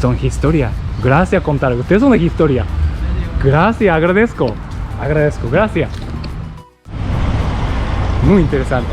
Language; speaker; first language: Spanish; non-native, learner; Japanese